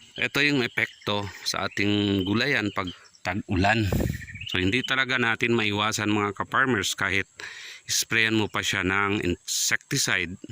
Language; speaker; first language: Filipino; non-native, local second language; Chavacano